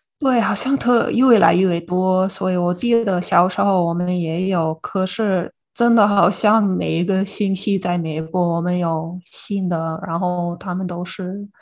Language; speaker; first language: Chinese; non-native, fluent; English